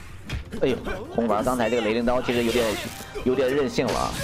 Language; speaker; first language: Chinese; native; Chinese